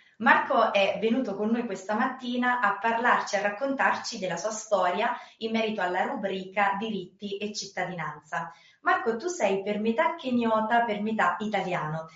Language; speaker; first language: Italian; native; Italian